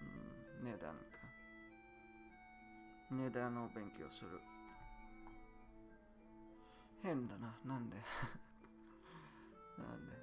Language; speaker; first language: Japanese; non-native, learner; English